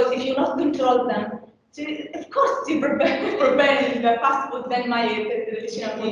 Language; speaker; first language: English; non-native, learner; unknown